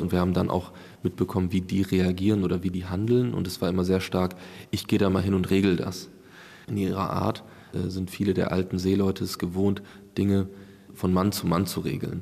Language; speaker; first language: German; native; German